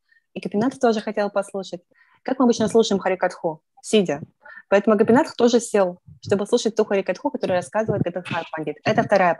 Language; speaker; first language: Russian; native; Russian